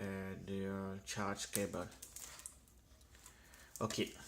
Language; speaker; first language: English; non-native, learner; French